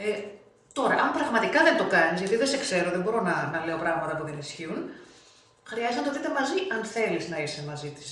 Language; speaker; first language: Greek; native; Greek